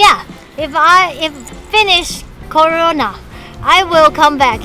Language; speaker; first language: English; non-native, learner; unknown